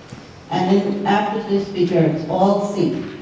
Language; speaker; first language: English; native; English